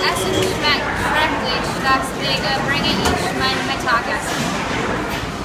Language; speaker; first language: German; non-native, learner; English